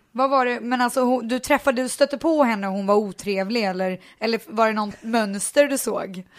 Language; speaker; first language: Swedish; native; Swedish